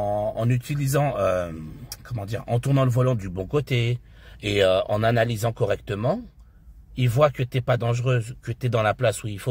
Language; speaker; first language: French; native; French